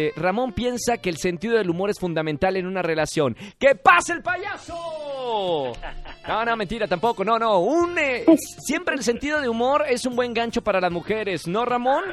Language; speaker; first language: Spanish; native; Spanish